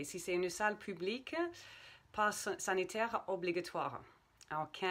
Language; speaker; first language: French; non-native, fluent; English